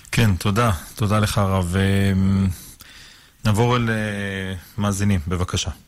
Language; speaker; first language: Hebrew; native; Hebrew